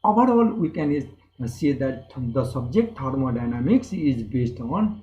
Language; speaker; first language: English; non-native, local second language; Nepali